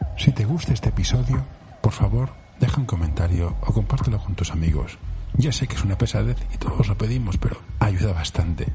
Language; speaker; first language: Spanish; native; Spanish